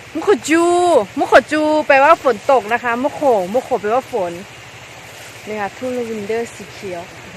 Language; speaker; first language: Thai; non-native, local second language; S'gaw Karen